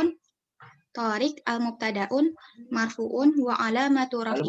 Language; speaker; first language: Arabic; non-native, learner; Indonesian